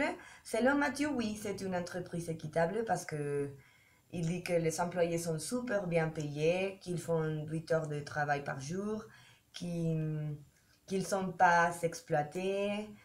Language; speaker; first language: French; non-native, learner; Spanish